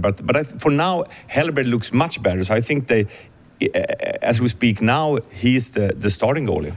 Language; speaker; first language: English; non-native, fluent; Swedish